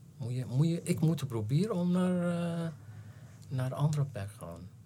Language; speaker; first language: Dutch; non-native, learner; Arabic